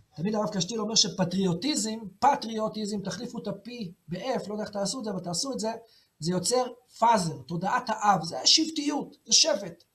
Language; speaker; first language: Hebrew; native; Hebrew